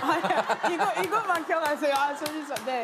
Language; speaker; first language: Korean; non-native, learner; French